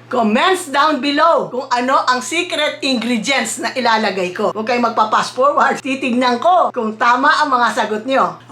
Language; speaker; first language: Filipino; native; Filipino